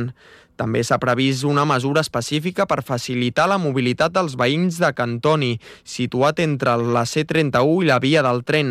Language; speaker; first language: Catalan; native; Catalan